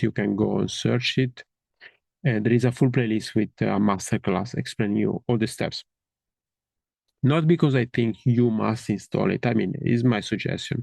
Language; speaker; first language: English; non-native, fluent; Italian